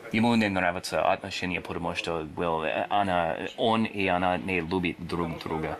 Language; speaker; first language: Russian; non-native, learner; English